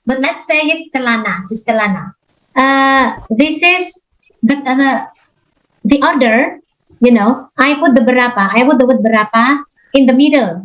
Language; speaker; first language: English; non-native, fluent; Indonesian